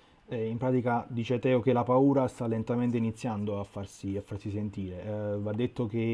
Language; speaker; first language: Italian; native; Italian